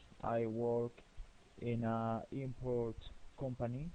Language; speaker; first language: English; non-native, learner; Spanish